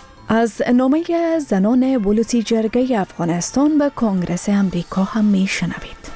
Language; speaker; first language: Persian; native; Persian